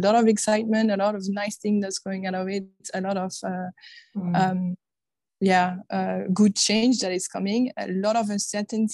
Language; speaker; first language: English; non-native, fluent; French